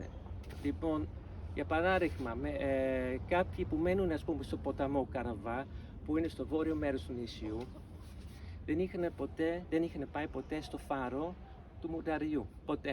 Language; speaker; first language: Greek; non-native, fluent; Dutch